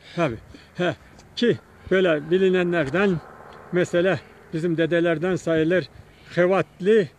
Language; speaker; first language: Turkish; early bilingual, other home language; Kazakh